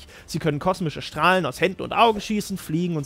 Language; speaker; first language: German; native; German